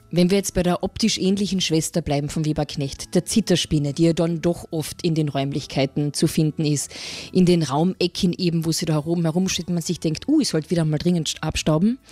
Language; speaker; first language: German; native; German